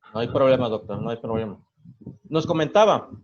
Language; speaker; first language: Spanish; native; Spanish